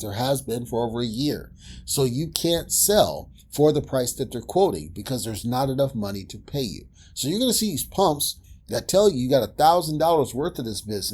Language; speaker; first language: English; native; English